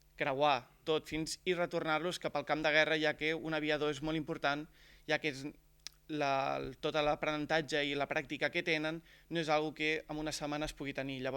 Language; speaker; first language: Catalan; native; Catalan